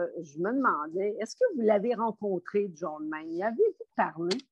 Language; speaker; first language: French; native; French